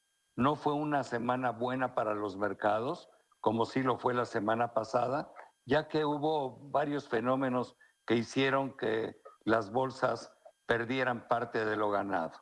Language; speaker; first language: Spanish; native; Spanish